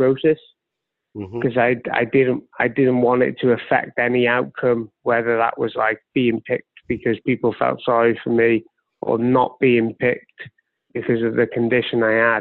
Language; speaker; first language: English; native; English